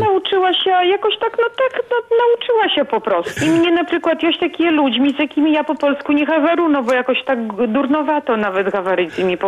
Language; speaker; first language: Polish; non-native, local second language; Belarusian